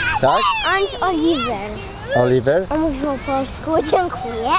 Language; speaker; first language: Polish; early bilingual, heritage; Polish